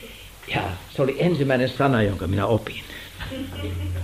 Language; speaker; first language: Finnish; non-native, fluent; German